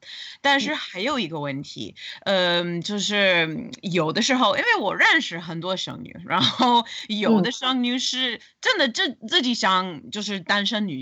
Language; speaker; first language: Chinese; non-native, fluent; English